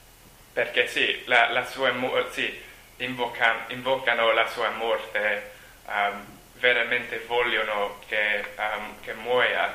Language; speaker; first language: Italian; non-native, learner; English